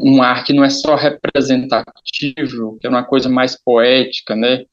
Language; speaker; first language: Portuguese; native; Portuguese